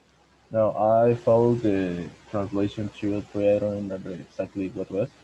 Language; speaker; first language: English; non-native, learner; Spanish